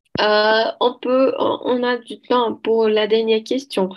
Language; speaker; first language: French; non-native, learner; Portuguese